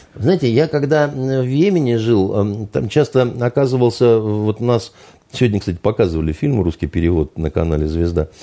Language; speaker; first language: Russian; native; Russian